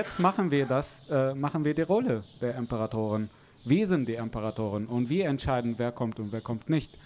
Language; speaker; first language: German; non-native, fluent; Arabic